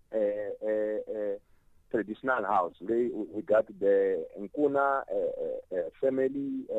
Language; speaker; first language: English; non-native, local second language; Tsonga